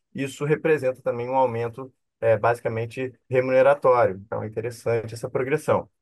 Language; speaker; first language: Portuguese; native; Portuguese